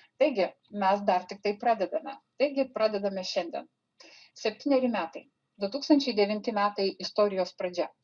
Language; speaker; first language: Lithuanian; native; Lithuanian